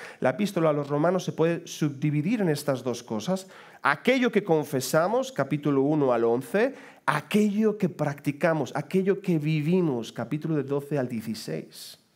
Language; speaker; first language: Spanish; native; Spanish